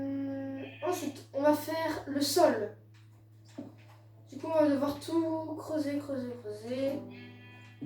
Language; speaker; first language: French; native; French